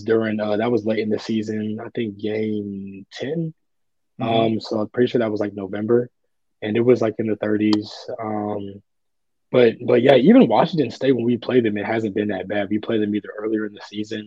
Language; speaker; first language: English; native; English